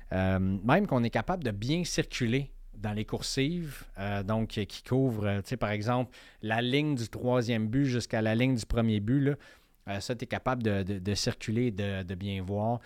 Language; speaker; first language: French; native; French